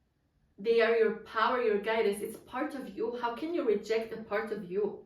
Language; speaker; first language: English; non-native, fluent; Polish